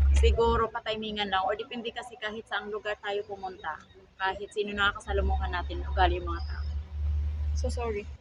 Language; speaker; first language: Filipino; native; Filipino